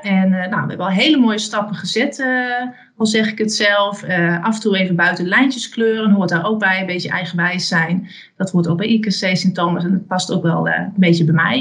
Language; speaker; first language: Dutch; native; Dutch